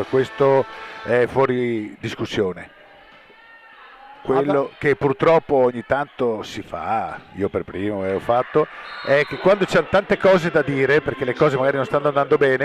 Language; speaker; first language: Italian; native; Italian